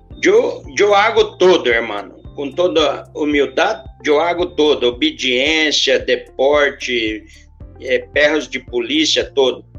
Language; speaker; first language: Spanish; non-native, learner; Portuguese